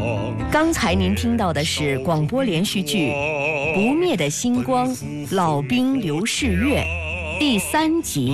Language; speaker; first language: Chinese; native; Chinese